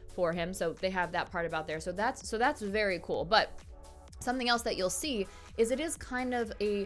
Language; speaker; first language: English; native; English